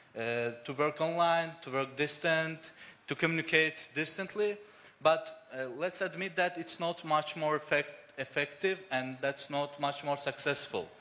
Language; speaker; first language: English; non-native, fluent; Azerbaijani